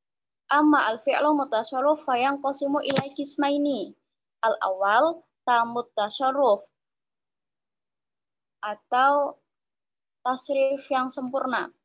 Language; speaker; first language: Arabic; non-native, learner; Indonesian